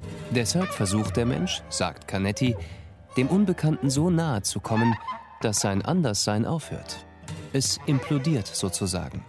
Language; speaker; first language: German; native; German